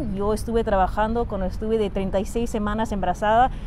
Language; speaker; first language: Spanish; native; Spanish